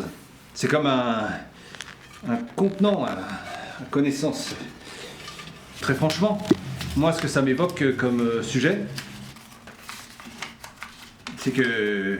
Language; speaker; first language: French; native; French